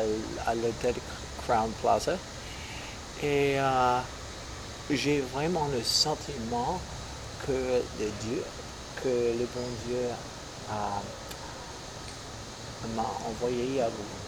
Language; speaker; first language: French; non-native, fluent; English